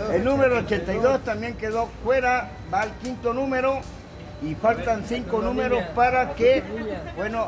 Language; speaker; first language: Spanish; native; Spanish